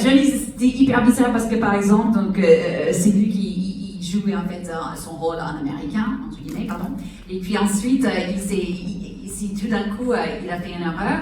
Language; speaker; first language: French; native; French